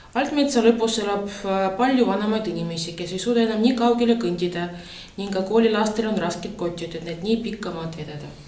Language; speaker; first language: Estonian; non-native, local second language; Russian